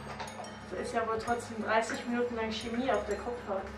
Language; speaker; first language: German; native; German